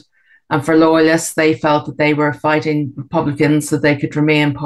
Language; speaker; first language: English; native; English